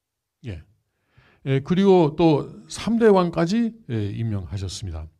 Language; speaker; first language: Korean; native; Korean